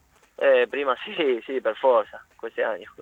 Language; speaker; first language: Italian; non-native, learner; Spanish